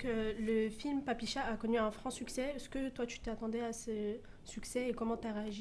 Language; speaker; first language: French; native; French